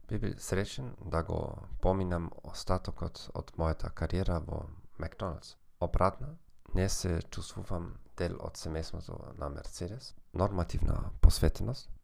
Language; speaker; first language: Macedonian; non-native, learner; German